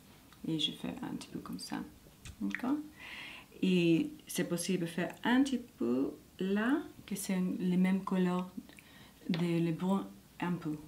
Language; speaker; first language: French; non-native, learner; English